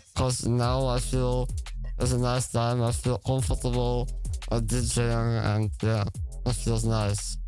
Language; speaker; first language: English; non-native, fluent; Dutch